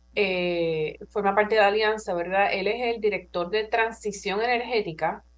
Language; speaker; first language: Spanish; native; Spanish